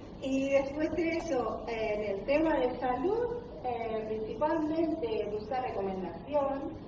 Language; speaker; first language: Spanish; non-native, learner; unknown